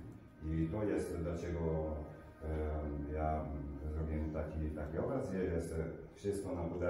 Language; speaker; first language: Polish; non-native, learner; Italian